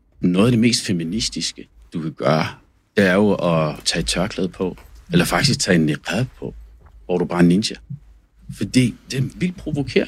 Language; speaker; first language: Danish; native; Danish